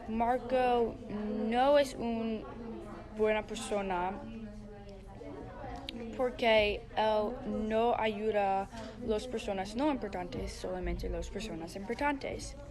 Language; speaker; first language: Spanish; non-native, learner; English